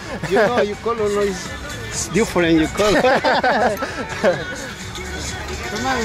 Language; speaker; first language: English; non-native, learner; Spanish